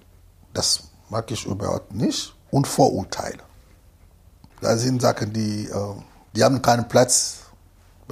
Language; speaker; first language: German; non-native, fluent; Lingala